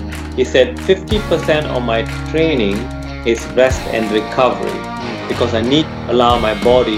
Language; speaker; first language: English; non-native, local second language; Tamil